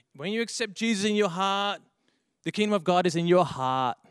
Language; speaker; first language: English; non-native, fluent; Dutch